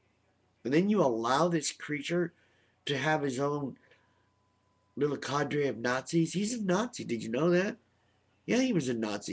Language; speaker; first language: English; native; English